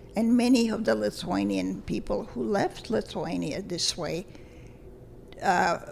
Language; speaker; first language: English; early bilingual, other home language; Lithuanian